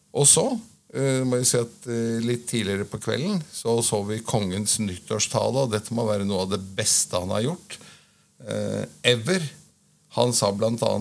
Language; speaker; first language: Norwegian; native; Norwegian